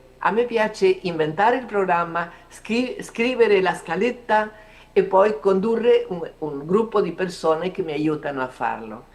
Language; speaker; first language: Italian; early bilingual, heritage; Italian